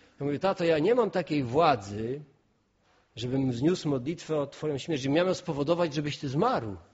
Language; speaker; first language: Polish; non-native, local second language; Kashubian